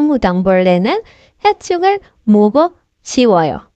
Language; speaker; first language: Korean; non-native, fluent; Indonesian